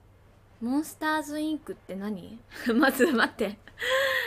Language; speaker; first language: Japanese; native; Japanese